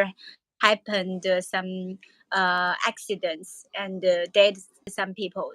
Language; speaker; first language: English; non-native, learner; Chinese